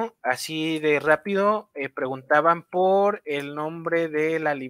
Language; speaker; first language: Spanish; native; Spanish